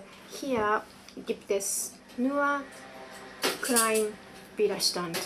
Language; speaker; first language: German; non-native, learner; Japanese